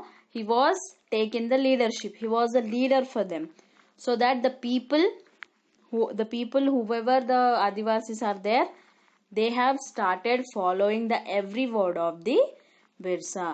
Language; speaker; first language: English; non-native, local second language; Telugu